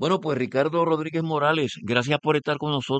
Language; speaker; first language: Spanish; native; Spanish